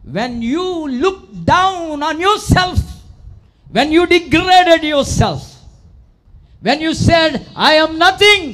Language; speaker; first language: English; non-native, local second language; Telugu